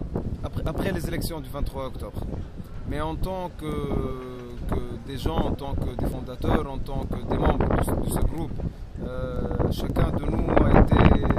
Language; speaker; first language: French; non-native, local second language; Arabic